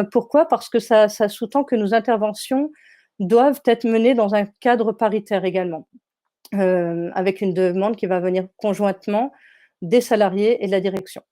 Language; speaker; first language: French; native; French